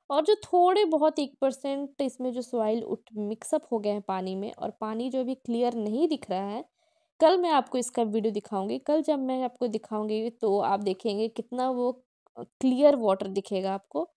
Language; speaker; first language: Hindi; non-native, local second language; Odia